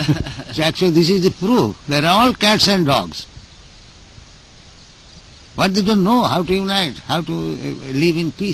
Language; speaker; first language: English; non-native, local second language; Bangla